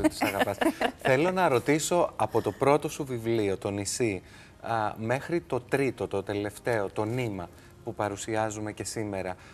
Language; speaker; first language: Greek; native; Greek